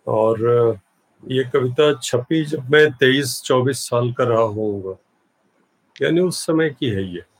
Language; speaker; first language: Hindi; non-native, local second language; Bhojpuri